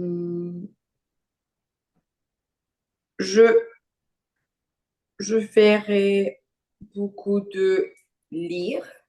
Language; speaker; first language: French; non-native, learner; Portuguese